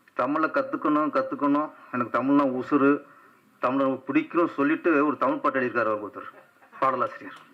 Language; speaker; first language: Tamil; native; Tamil